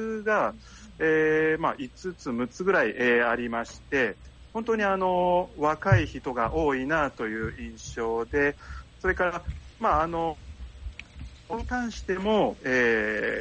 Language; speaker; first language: Japanese; native; Japanese